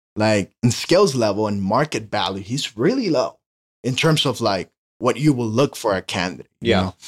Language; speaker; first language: English; non-native, fluent; Spanish